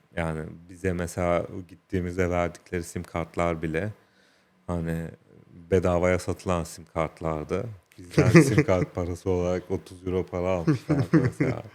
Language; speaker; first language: Turkish; native; Turkish